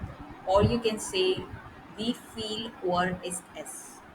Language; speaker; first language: German; non-native, learner; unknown